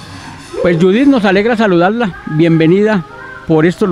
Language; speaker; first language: Spanish; native; Spanish